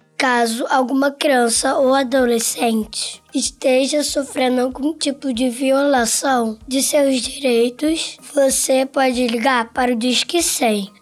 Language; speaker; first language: Portuguese; native; Portuguese